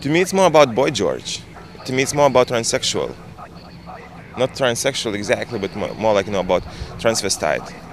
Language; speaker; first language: English; non-native, fluent; Lithuanian